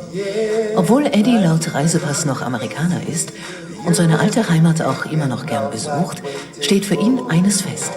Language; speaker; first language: German; native; German